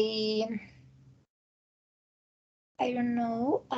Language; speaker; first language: English; non-native, learner; Spanish